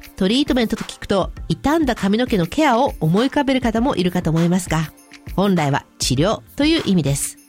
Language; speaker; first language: Japanese; native; Japanese